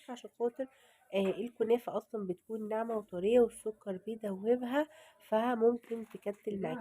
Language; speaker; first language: Arabic; native; Arabic